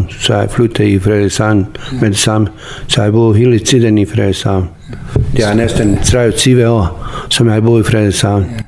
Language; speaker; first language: Danish; non-native, learner; Bosnian